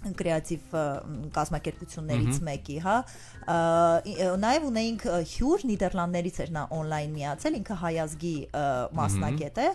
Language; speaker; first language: Armenian; native; Armenian